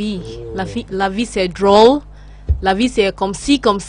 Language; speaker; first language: French; non-native, fluent; Igbo